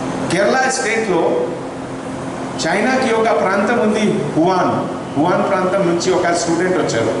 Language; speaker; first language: Telugu; non-native, fluent; Hindi